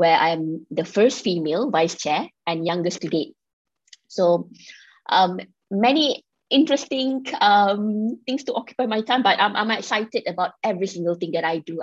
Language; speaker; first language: English; non-native, local second language; Malay